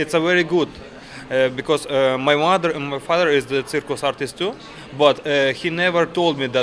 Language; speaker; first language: English; non-native, learner; Ukrainian